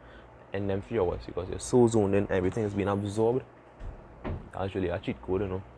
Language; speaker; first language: English; native; English